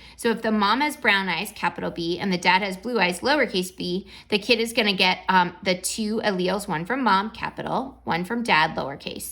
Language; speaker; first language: English; native; English